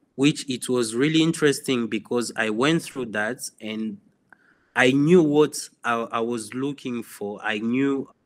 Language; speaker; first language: English; non-native, fluent; Swahili